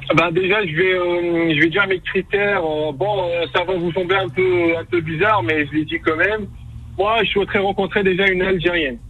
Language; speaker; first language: French; non-native, local second language; Kabyle